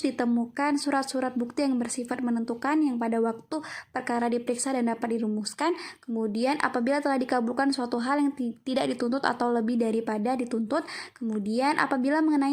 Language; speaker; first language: Indonesian; native; Indonesian